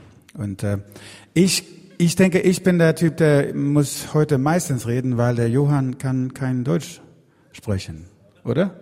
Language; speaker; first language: German; non-native, fluent; Swedish